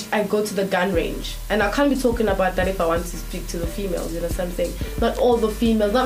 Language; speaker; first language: English; non-native, local second language; Zulu